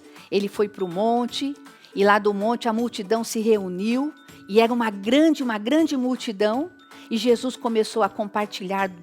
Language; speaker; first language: Portuguese; native; Portuguese